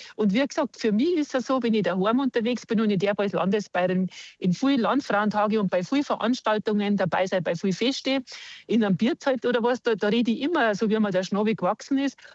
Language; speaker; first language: German; native; German